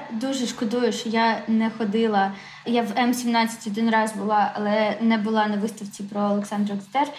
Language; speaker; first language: Ukrainian; native; Ukrainian